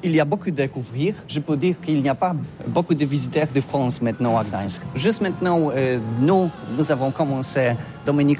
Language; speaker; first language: French; non-native, learner; Polish